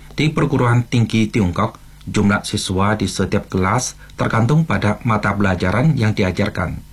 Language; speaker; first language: Malay; non-native, fluent; Chinese